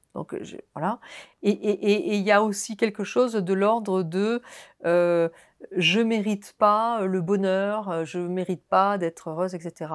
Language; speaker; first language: French; native; French